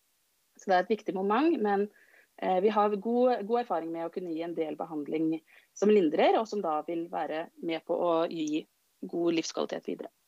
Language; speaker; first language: Norwegian; native; Norwegian